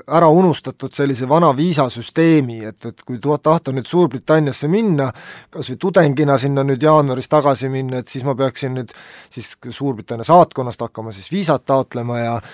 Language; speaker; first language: Estonian; native; Estonian